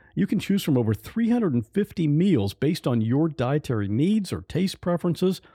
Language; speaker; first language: English; native; English